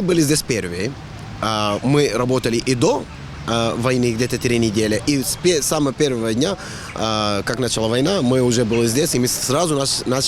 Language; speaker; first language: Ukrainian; non-native, learner; Arabic